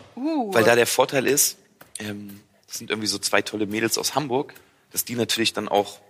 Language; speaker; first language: German; native; German